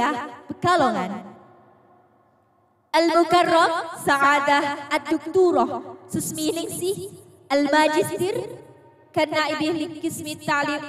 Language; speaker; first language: Arabic; non-native, fluent; Indonesian